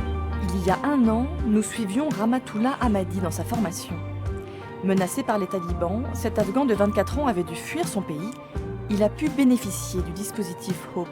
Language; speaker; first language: French; native; French